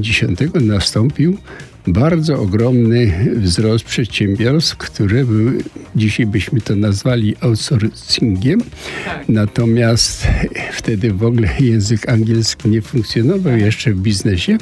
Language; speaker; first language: Polish; native; Polish